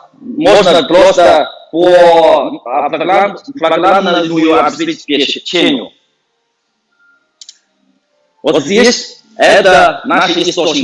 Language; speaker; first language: Russian; non-native, fluent; Chinese